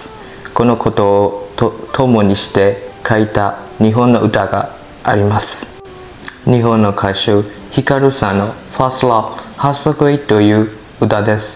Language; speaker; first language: Japanese; non-native, learner; Burmese